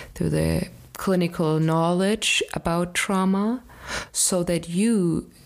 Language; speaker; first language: English; non-native, fluent; German